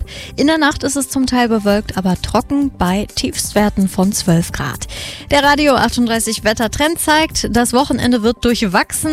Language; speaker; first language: German; native; German